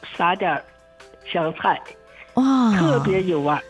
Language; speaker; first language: Chinese; native; Chinese